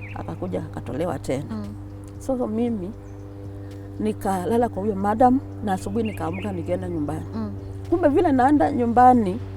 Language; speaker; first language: Swahili; non-native, local second language; Kamba